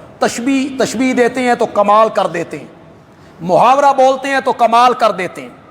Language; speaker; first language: Urdu; non-native, local second language; Punjabi